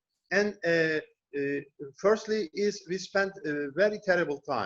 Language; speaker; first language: English; non-native, learner; Turkish